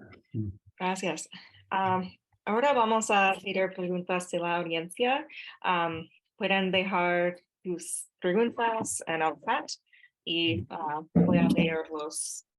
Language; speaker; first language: Spanish; non-native, fluent; English